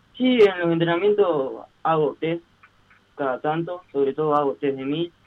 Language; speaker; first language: Spanish; native; Spanish